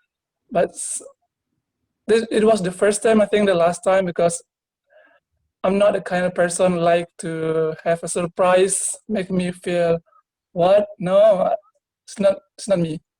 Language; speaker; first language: English; non-native, learner; Indonesian